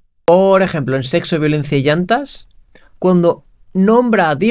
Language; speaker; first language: Spanish; native; Spanish